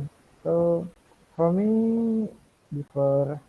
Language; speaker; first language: English; non-native, learner; Indonesian